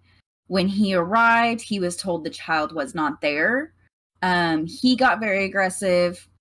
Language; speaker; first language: English; native; English